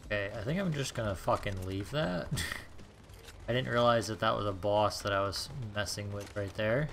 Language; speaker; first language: English; native; English